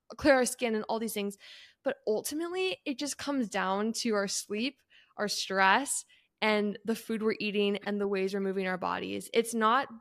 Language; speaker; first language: English; native; English